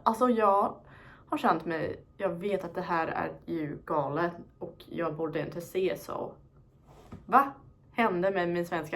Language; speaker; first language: Swedish; non-native, fluent; English